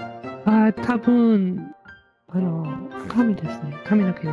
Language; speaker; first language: Japanese; non-native, learner; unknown